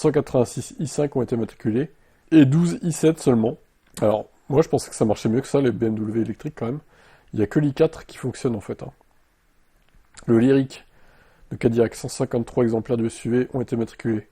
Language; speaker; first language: French; native; French